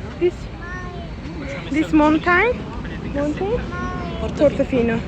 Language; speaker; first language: English; non-native, learner; Turkish